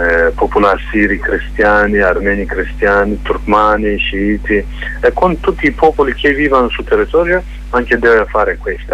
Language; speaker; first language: Italian; non-native, learner; Kurdish